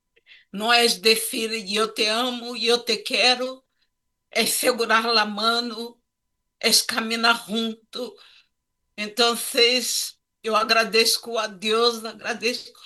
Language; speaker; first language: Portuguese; non-native, learner; Spanish